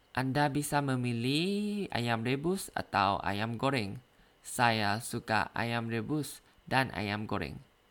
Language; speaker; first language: Indonesian; non-native, learner; Thai